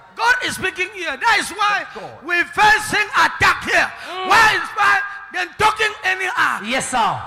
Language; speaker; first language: English; non-native, local second language; Ibibio